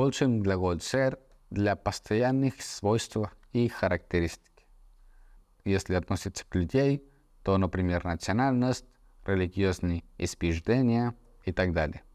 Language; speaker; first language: Russian; non-native, fluent; Spanish